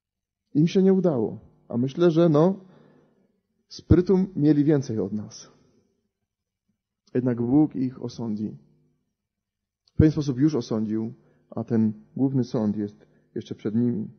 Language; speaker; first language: Polish; native; Polish